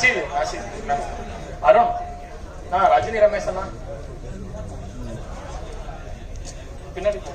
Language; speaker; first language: Tamil; native; Tamil